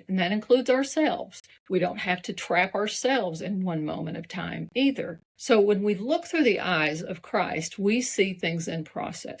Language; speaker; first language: English; native; English